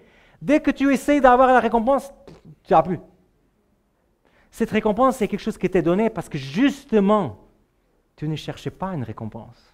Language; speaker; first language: French; native; French